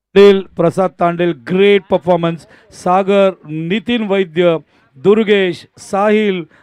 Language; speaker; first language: Hindi; non-native, local second language; Marathi